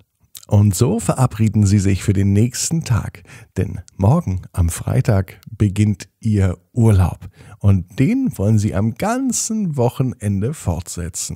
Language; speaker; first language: German; native; German